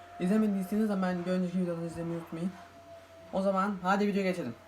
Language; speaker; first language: Turkish; native; Turkish